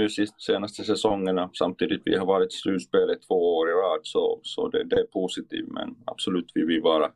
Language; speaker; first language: Swedish; non-native, fluent; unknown